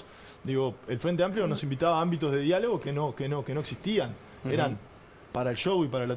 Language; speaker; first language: Spanish; native; Spanish